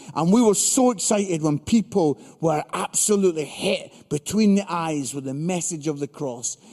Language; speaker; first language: English; native; English